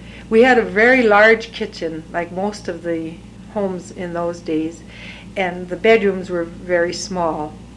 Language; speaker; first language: English; early bilingual, other home language; French